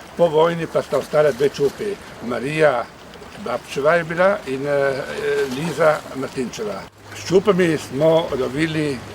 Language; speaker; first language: Slovenian; native; Slovenian